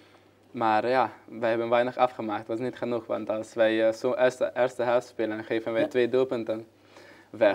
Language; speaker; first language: Dutch; non-native, learner; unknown